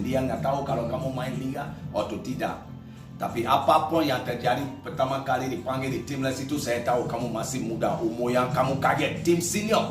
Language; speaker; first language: Indonesian; non-native, fluent; English